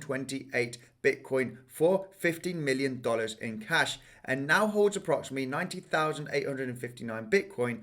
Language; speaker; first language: English; native; English